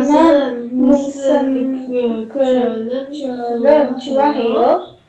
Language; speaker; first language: Korean; non-native, learner; Indonesian